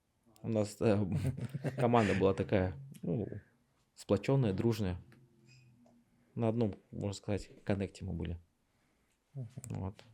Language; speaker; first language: Russian; native; Russian